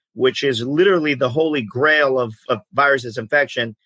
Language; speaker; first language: English; early bilingual, other home language; Greek